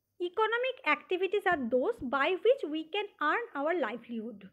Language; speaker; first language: English; non-native, local second language; Bangla